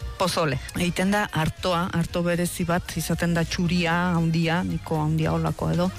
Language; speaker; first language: Basque; early bilingual, heritage; Spanish